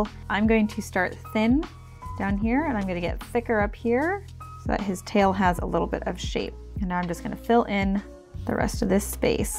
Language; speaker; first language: English; native; English